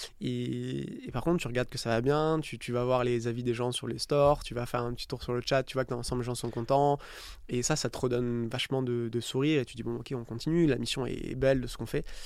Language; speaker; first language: French; native; French